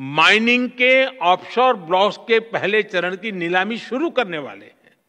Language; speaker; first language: Hindi; non-native, local second language; Gujarati